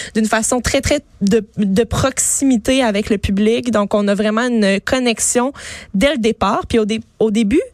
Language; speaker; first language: French; native; French